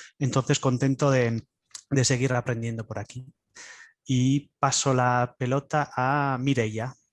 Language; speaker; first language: Spanish; native; Spanish